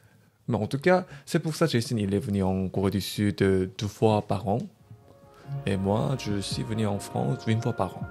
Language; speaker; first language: French; non-native, learner; Korean